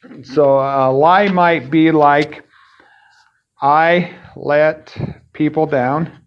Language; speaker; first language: English; native; English